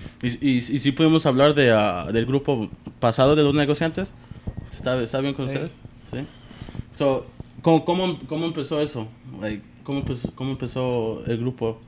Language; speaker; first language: Spanish; early bilingual, heritage; Spanish